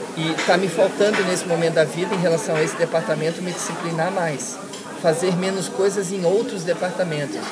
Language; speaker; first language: Portuguese; early bilingual, heritage; Portuguese